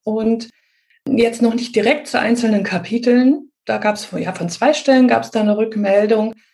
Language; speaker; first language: German; native; German